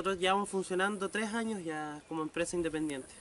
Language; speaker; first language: Spanish; native; Spanish